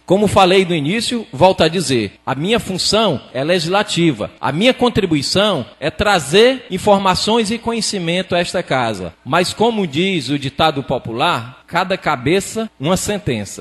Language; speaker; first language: Portuguese; native; Portuguese